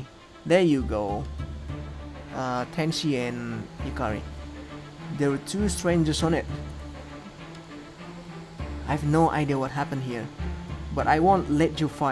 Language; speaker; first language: English; non-native, fluent; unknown